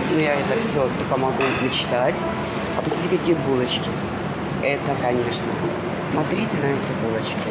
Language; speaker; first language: Russian; native; Russian